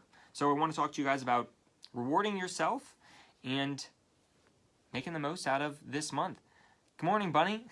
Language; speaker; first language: English; native; English